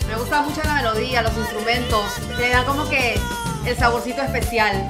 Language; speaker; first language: Spanish; native; Spanish